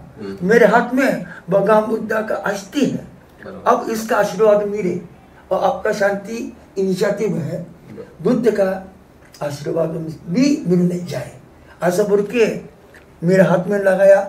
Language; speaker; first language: Hindi; non-native, fluent; Japanese